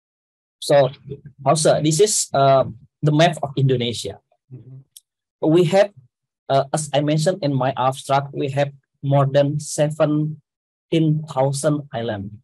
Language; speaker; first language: English; non-native, fluent; Indonesian